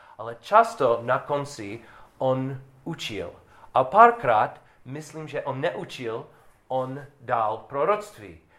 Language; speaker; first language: Czech; non-native, learner; English